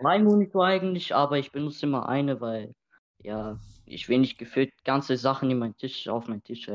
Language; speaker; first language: German; non-native, learner; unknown